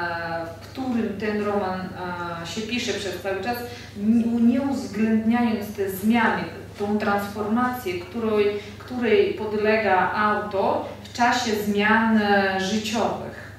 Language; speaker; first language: Polish; non-native, fluent; Georgian